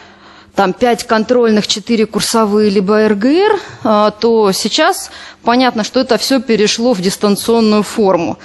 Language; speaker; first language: Russian; native; Russian